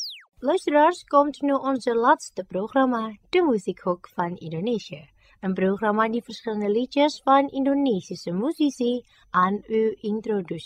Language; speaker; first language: Dutch; non-native, fluent; Indonesian